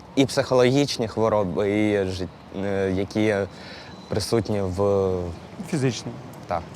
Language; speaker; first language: Ukrainian; native; Ukrainian